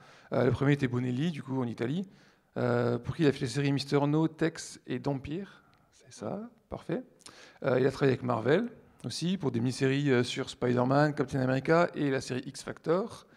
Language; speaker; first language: French; native; French